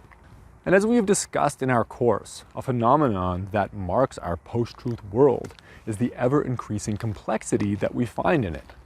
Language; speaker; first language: English; native; English